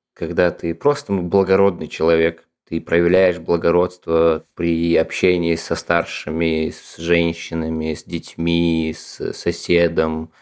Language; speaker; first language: Russian; non-native, local second language; Ingush